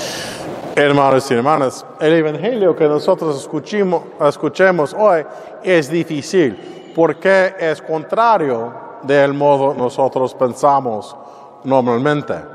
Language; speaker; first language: Spanish; non-native, learner; English